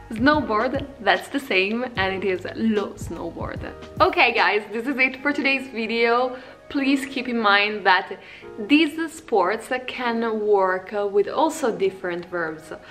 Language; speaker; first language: English; non-native, fluent; Italian